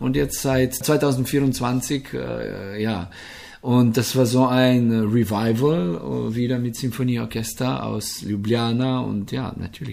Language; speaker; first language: German; non-native, fluent; Slovenian